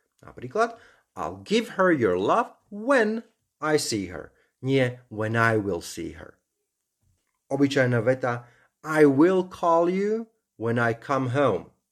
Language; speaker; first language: English; non-native, fluent; Slovak